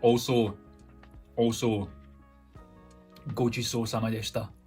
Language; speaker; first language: Japanese; non-native, fluent; English